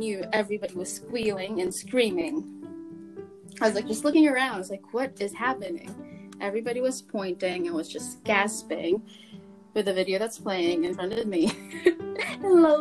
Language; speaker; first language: English; non-native, local second language; Filipino